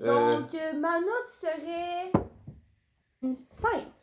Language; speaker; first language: French; native; French